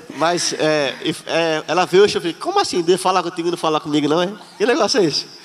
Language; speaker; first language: Portuguese; native; Portuguese